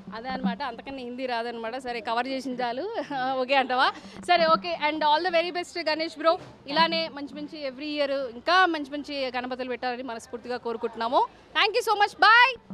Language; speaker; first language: Telugu; native; Telugu